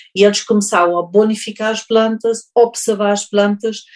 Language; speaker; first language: Portuguese; non-native, fluent; German